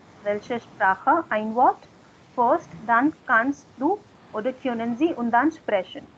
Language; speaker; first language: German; non-native, fluent; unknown